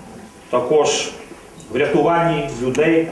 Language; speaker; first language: Ukrainian; non-native, fluent; Latvian